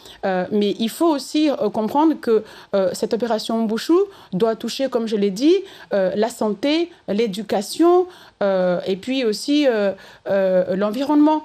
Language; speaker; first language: French; non-native, local second language; Comorian